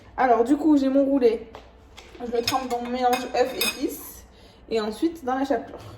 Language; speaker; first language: French; early bilingual, other home language; Arabic